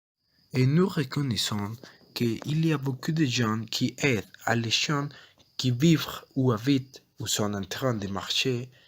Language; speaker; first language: French; non-native, learner; Spanish